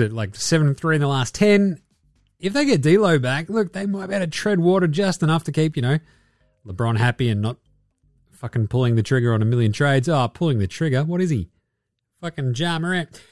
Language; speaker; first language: English; native; English